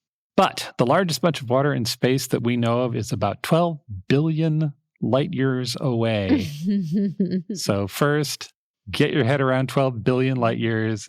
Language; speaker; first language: English; native; English